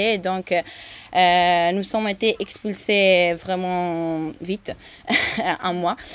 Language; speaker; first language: French; non-native, learner; Italian